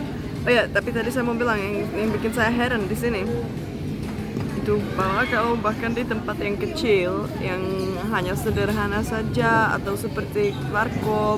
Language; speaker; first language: Indonesian; non-native, fluent; Czech